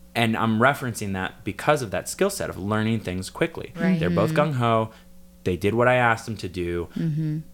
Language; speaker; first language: English; native; English